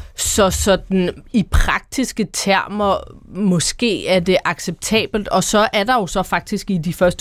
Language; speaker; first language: Danish; native; Danish